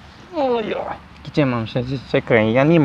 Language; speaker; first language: Polish; non-native, learner; Turkish